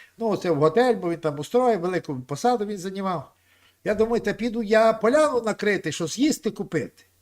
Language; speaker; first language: Ukrainian; native; Ukrainian